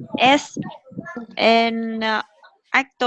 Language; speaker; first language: Spanish; non-native, learner; Vietnamese